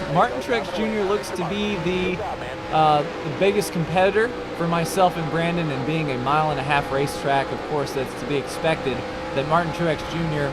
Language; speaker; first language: English; native; English